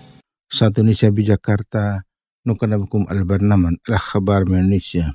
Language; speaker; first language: Arabic; non-native, learner; Indonesian